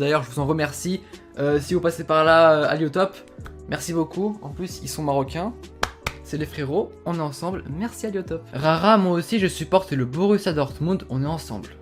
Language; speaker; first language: French; native; French